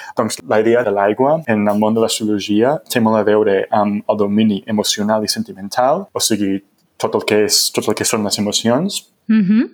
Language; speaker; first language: Catalan; non-native, fluent; English